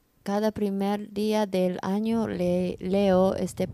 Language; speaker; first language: Spanish; non-native, learner; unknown